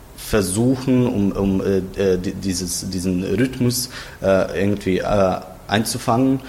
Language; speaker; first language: German; non-native, fluent; Croatian